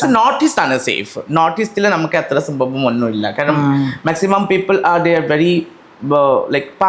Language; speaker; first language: Malayalam; non-native, fluent; Assamese